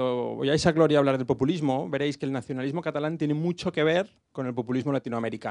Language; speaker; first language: Spanish; native; Spanish